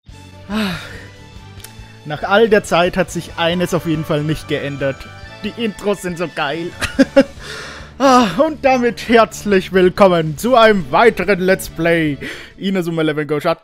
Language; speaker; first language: German; native; German